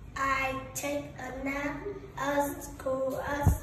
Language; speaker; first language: English; non-native, learner; Vietnamese